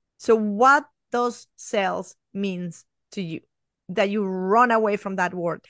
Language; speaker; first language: English; non-native, fluent; Spanish